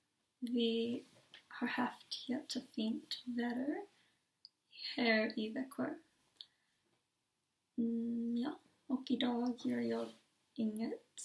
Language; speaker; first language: Swedish; non-native, learner; English